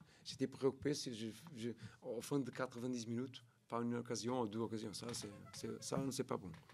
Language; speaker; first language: French; non-native, learner; Portuguese